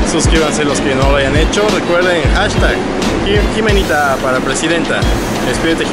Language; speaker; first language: Spanish; native; Spanish